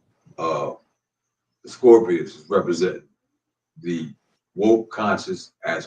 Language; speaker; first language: English; native; English